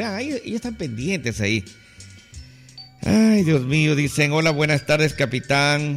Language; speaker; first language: Spanish; native; Spanish